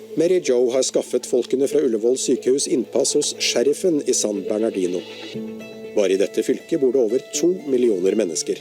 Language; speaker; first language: Norwegian; native; Norwegian